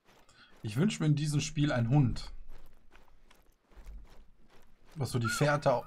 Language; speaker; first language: German; native; German